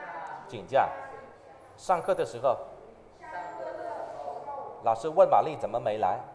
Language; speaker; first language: Chinese; non-native, fluent; Vietnamese